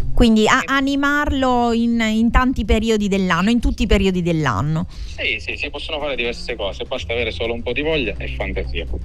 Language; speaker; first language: Italian; native; Italian